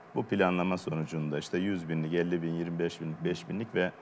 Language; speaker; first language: Turkish; native; Turkish